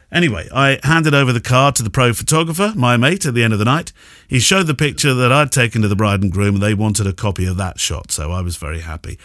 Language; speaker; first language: English; native; English